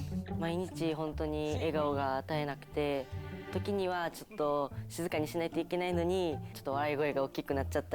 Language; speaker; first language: Japanese; native; Japanese